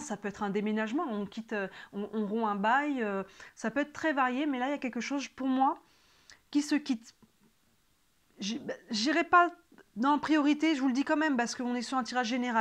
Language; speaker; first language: French; native; French